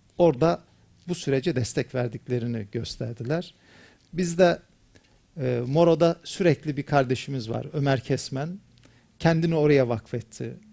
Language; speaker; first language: Turkish; native; Turkish